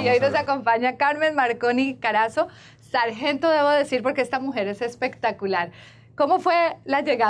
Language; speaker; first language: Spanish; native; Spanish